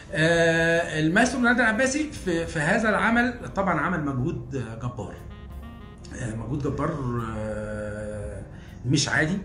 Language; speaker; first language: Arabic; native; Arabic